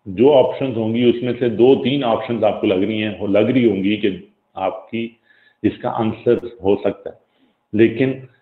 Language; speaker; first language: Urdu; native; Urdu